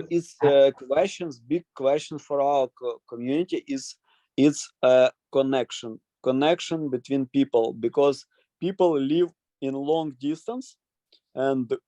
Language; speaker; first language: English; non-native, learner; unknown